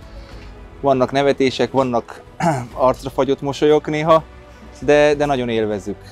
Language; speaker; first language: Hungarian; native; Hungarian